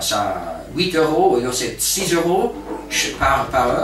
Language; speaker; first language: French; non-native, fluent; English